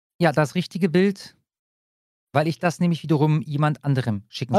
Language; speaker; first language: German; native; German